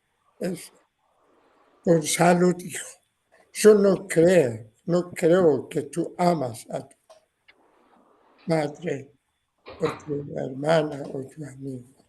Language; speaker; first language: Spanish; non-native, learner; Persian